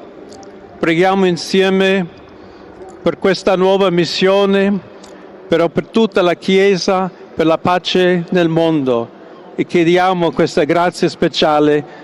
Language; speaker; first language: Italian; non-native, fluent; English